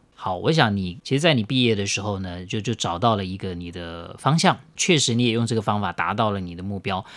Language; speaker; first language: Chinese; native; Chinese